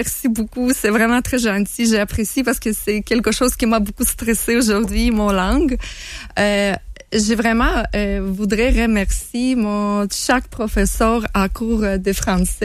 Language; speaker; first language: French; non-native, learner; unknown